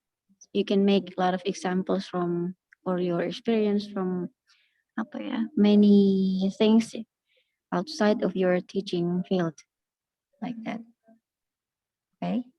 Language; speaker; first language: English; non-native, local second language; Indonesian